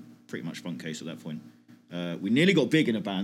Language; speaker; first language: English; native; English